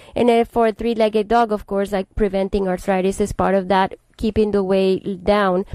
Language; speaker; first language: English; non-native, fluent; Spanish